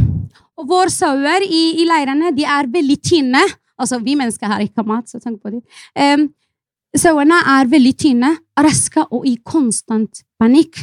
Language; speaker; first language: Norwegian; non-native, fluent; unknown